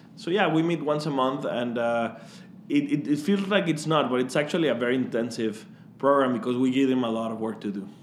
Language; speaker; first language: English; non-native, fluent; Spanish